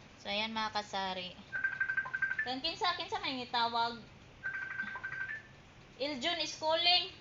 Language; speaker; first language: Filipino; native; Filipino